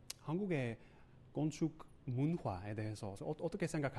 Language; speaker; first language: Korean; non-native, learner; English